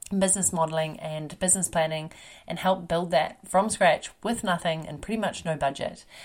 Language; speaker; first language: English; native; English